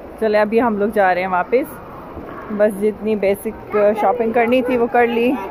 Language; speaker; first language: Urdu; native; Urdu